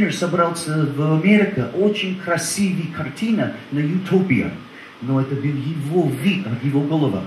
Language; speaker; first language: Russian; non-native, learner; English